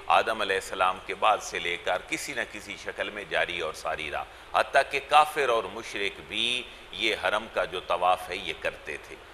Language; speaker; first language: Urdu; non-native, local second language; Punjabi